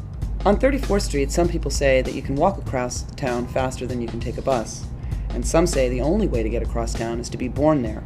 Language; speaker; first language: English; native; English